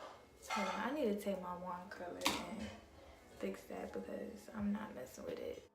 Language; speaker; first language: English; native; English